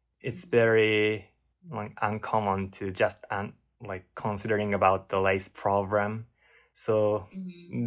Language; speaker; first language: English; non-native, learner; Japanese